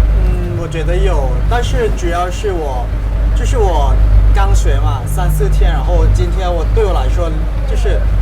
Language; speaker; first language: Chinese; non-native, fluent; Thai